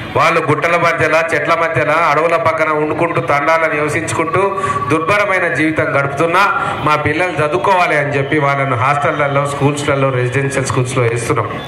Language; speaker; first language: Telugu; non-native, local second language; Lambadi